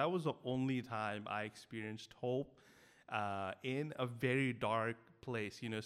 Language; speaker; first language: English; non-native, local second language; Hindi